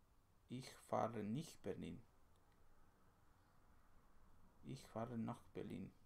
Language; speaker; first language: German; non-native, learner; English